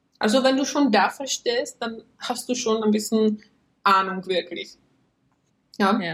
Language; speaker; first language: German; non-native, fluent; Czech